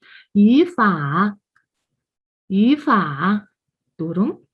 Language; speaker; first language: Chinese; non-native, fluent; Mongolian